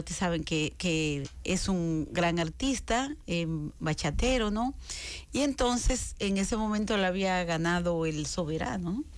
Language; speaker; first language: Spanish; native; Spanish